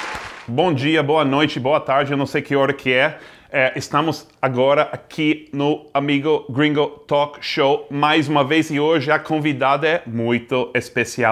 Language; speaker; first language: Portuguese; non-native, fluent; English